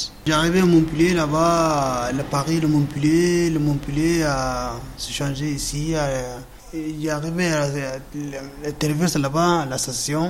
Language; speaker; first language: French; non-native, learner; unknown